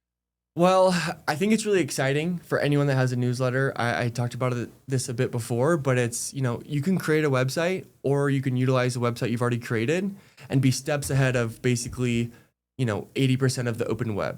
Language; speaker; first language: English; native; English